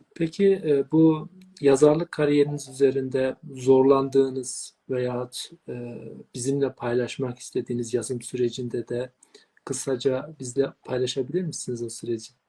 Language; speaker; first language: Turkish; native; Turkish